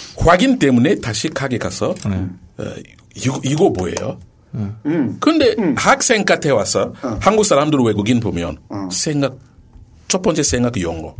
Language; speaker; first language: Korean; non-native, learner; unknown